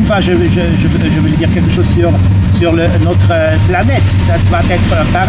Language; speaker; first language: French; non-native, learner; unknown